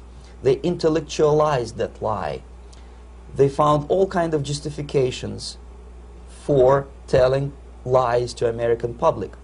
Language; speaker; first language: English; non-native, fluent; Russian